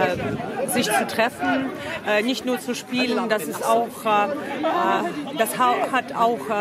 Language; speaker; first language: German; non-native, fluent; Russian